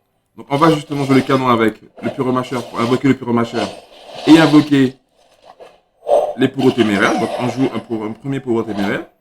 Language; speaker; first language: French; native; French